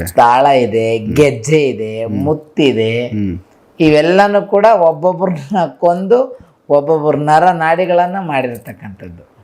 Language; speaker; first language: Kannada; native; Kannada